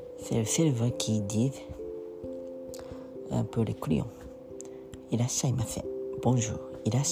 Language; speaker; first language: French; non-native, learner; Japanese